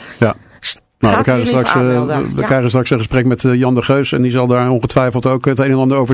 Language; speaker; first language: Dutch; native; Dutch